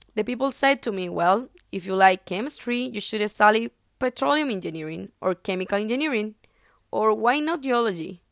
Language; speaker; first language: English; non-native, fluent; Spanish